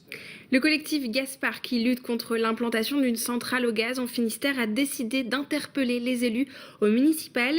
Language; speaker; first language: French; native; French